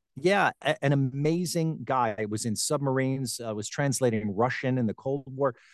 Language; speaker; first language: English; native; English